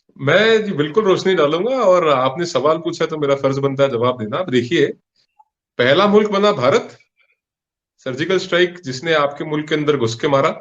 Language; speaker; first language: Hindi; non-native, local second language; Punjabi